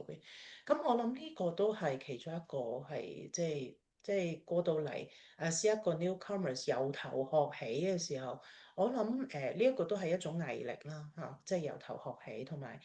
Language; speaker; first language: Cantonese; native; Cantonese